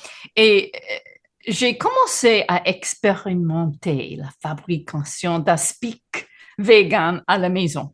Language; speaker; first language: French; non-native, fluent; English